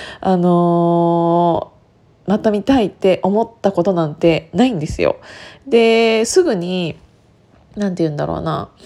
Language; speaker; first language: Japanese; native; Japanese